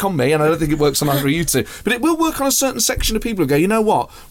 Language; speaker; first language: English; native; English